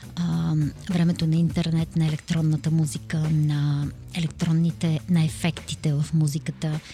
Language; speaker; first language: Bulgarian; native; Bulgarian